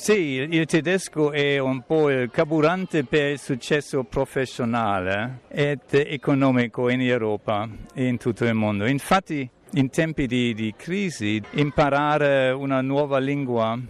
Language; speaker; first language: Italian; non-native, fluent; German